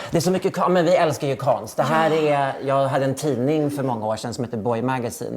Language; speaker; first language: Swedish; early bilingual, heritage; Swedish